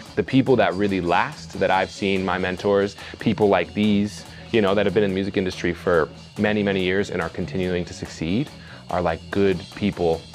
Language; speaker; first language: English; native; English